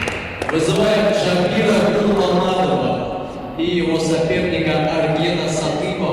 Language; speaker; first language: Russian; native; Russian